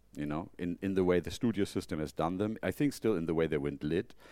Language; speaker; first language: English; non-native, fluent; German